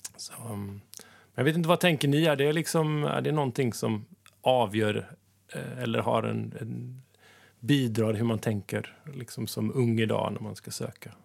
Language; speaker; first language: Swedish; native; Swedish